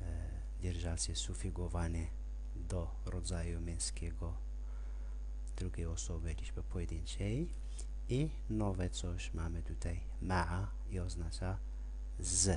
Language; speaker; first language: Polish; non-native, fluent; Arabic